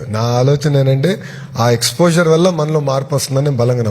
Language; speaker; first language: Telugu; native; Telugu